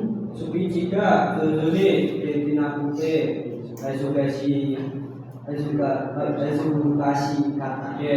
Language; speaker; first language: Japanese; non-native, learner; Indonesian